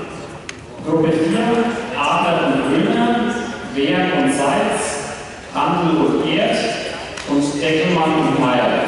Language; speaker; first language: German; native; German